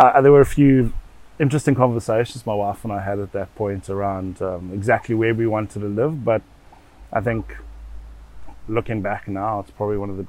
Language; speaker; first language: English; native; English